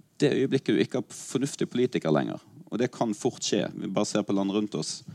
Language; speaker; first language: Norwegian; native; Norwegian